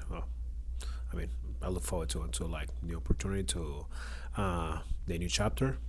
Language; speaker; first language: English; non-native, learner; Spanish